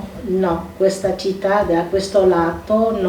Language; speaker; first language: Italian; non-native, fluent; Arabic